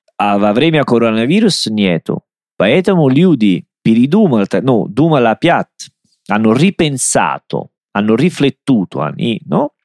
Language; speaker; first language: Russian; non-native, learner; Italian